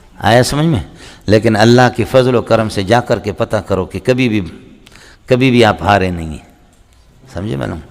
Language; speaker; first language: Urdu; non-native, local second language; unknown